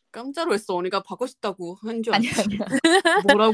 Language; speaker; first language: Korean; non-native, fluent; Chinese